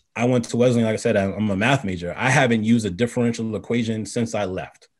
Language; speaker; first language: English; native; English